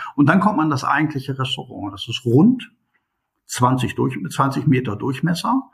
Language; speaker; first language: German; native; German